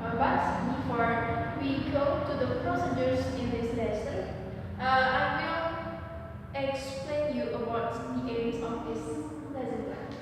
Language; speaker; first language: English; non-native, learner; Indonesian